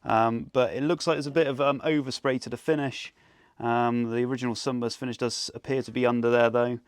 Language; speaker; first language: English; native; English